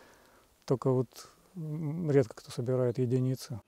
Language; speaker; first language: Russian; native; Russian